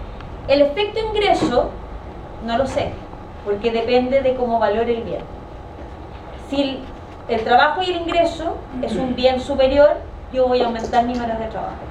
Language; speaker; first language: Spanish; native; Spanish